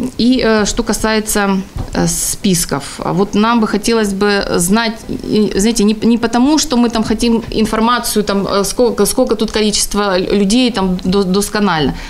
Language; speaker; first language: Russian; native; Russian